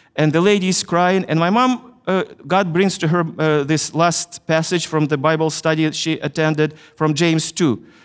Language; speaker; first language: English; non-native, fluent; Russian